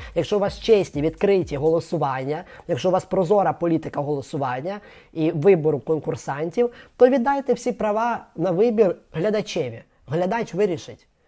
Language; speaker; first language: Ukrainian; native; Ukrainian